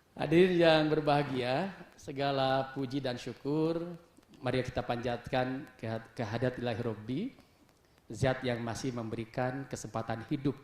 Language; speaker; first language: Indonesian; non-native, local second language; Sundanese